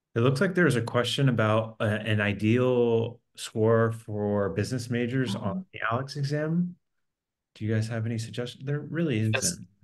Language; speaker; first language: English; native; English